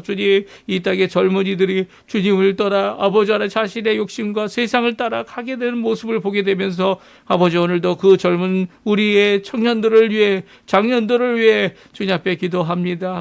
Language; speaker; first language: Korean; native; Korean